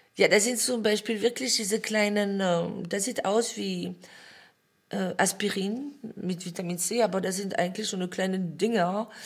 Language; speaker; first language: German; non-native, fluent; French